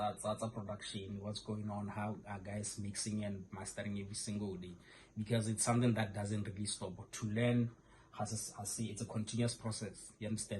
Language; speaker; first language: English; non-native, local second language; Tswana